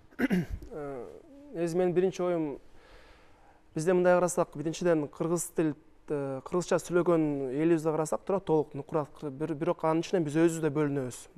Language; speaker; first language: Kyrgyz; non-native, local second language; Russian